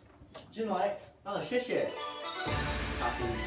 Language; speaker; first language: Chinese; non-native, learner; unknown